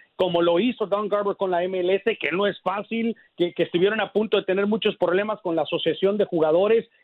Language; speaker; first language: Spanish; early bilingual, heritage; Spanish